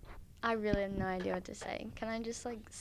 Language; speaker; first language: English; native; English